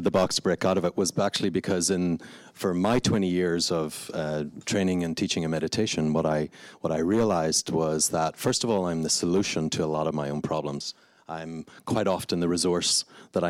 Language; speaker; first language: English; native; English